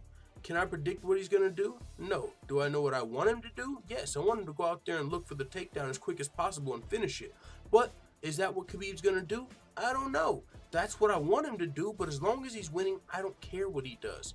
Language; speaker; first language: English; native; English